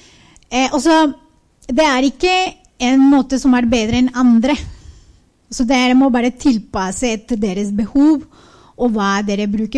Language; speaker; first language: Norwegian; non-native, fluent; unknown